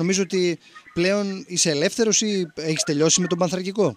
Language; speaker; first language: Greek; native; Greek